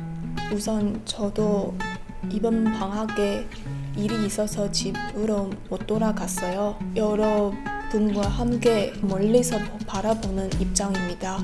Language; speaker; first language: Korean; non-native, learner; Chinese